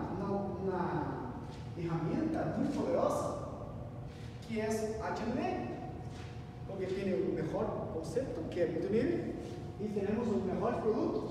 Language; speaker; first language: Spanish; non-native, learner; Portuguese